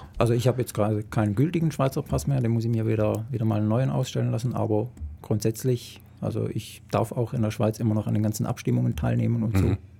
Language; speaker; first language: German; native; German